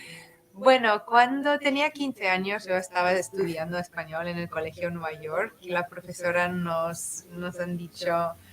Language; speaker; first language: Spanish; non-native, fluent; English